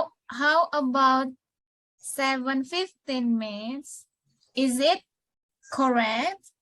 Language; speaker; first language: English; non-native, learner; Indonesian